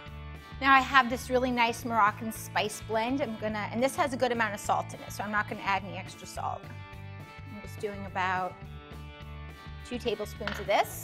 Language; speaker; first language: English; native; English